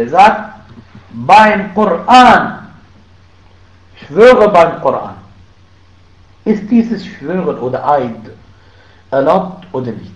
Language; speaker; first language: German; non-native, fluent; Arabic